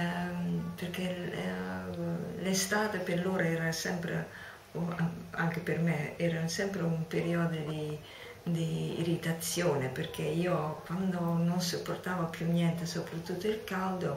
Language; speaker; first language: Italian; non-native, fluent; Dutch